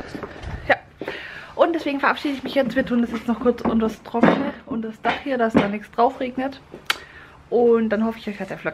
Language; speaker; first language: German; native; German